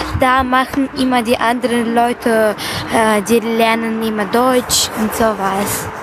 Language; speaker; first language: German; early bilingual, other home language; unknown